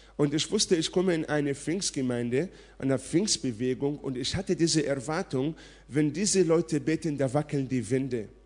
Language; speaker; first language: German; non-native, fluent; Arabic